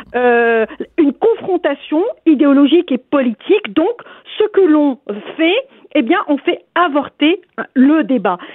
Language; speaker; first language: French; non-native, local second language; Arabic